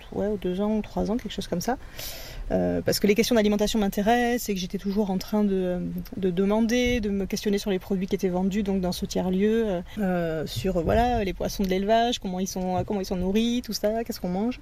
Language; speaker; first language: French; native; French